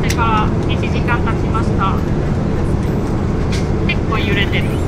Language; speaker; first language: Japanese; non-native, fluent; German